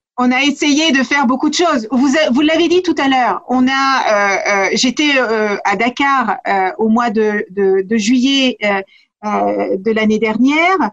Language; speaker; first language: French; early bilingual, other home language; Kabuverdianu